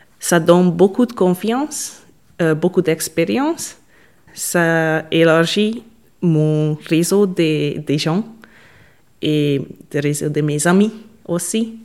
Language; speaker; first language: French; non-native, learner; Hungarian